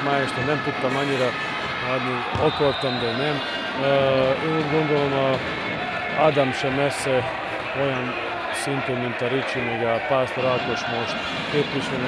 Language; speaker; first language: Hungarian; non-native, learner; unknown